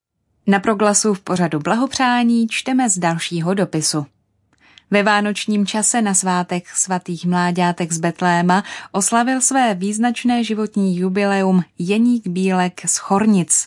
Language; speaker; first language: Czech; native; Czech